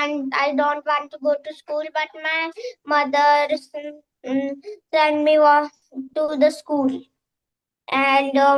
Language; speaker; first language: English; non-native, fluent; Hindi